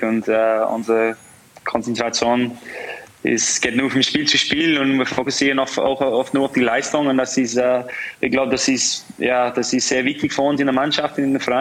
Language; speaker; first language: German; non-native, fluent; English